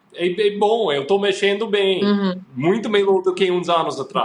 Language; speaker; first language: Portuguese; non-native, fluent; English